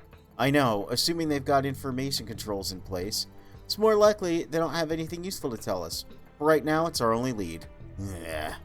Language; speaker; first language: English; native; English